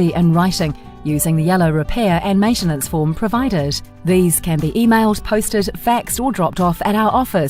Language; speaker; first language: English; native; English